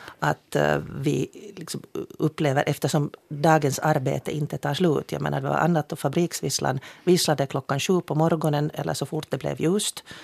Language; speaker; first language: Swedish; native; Swedish